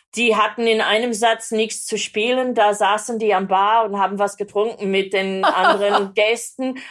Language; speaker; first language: German; non-native, fluent; English